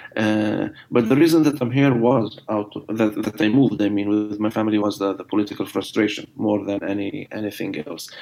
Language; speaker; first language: English; non-native, fluent; Arabic